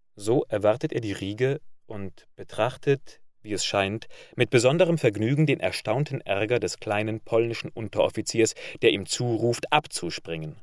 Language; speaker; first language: German; native; German